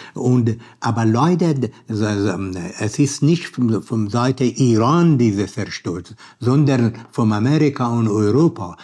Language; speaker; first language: German; non-native, learner; Persian